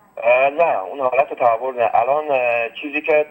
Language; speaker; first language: Persian; early bilingual, heritage; Persian